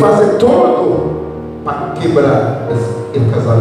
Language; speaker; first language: Portuguese; non-native, learner; Haitian Creole